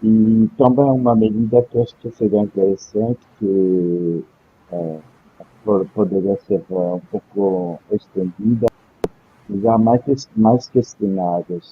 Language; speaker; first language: Portuguese; non-native, fluent; French